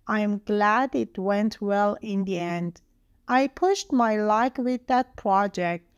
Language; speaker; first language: English; non-native, fluent; Persian